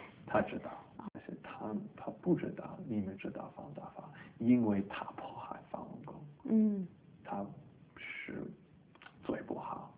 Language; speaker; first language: Chinese; early bilingual, heritage; Chinese